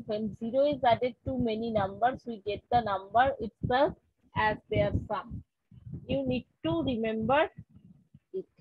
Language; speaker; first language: English; non-native, local second language; Bangla